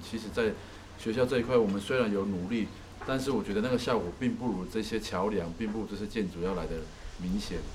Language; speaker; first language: Chinese; native; Chinese